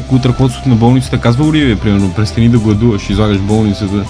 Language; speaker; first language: Bulgarian; native; Bulgarian